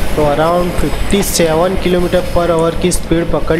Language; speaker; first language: Hindi; non-native, local second language; Gujarati